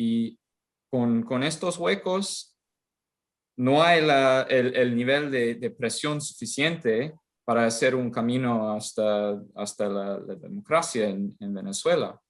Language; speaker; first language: Spanish; non-native, fluent; English